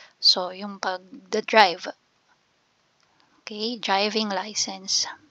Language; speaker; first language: English; non-native, local second language; Filipino